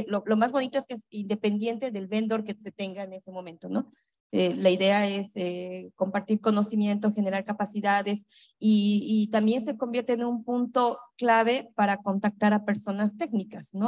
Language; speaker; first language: Spanish; native; Spanish